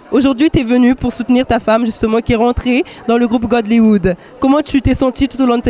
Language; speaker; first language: French; native; French